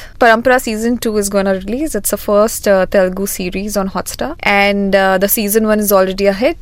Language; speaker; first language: English; non-native, local second language; Hindi